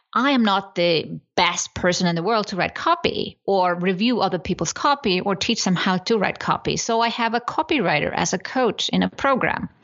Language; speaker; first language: English; non-native, fluent; Icelandic